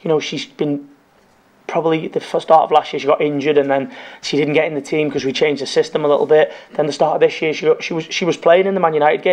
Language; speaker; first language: English; native; English